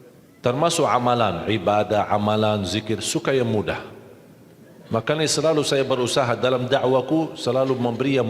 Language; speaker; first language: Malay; non-native, fluent; Arabic